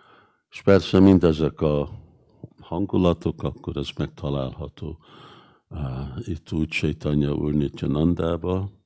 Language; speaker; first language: Hungarian; early bilingual, heritage; Hungarian